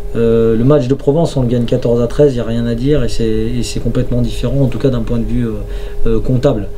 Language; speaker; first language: French; native; French